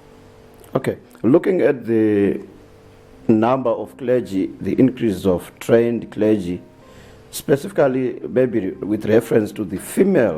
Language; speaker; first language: English; non-native, local second language; Shona